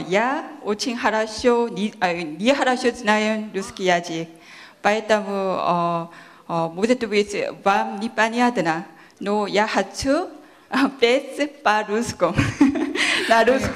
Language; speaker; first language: Russian; non-native, learner; Korean